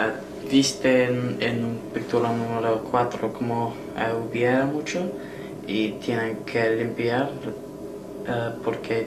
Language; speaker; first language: Spanish; non-native, learner; English